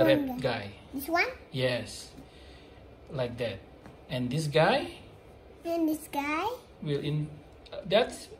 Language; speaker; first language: English; non-native, fluent; Indonesian